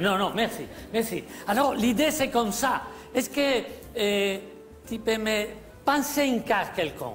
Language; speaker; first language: French; non-native, learner; Spanish